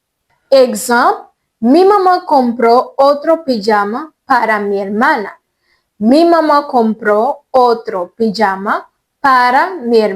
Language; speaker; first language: Spanish; non-native, learner; Haitian Creole